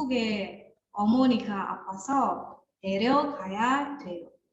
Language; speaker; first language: Korean; non-native, fluent; Indonesian